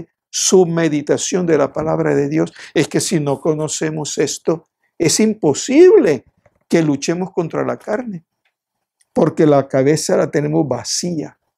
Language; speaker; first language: Spanish; native; Spanish